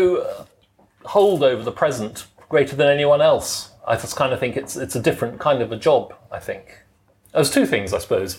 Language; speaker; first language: English; native; English